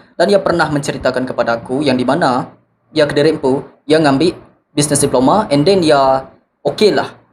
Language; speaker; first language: Malay; non-native, local second language; Iban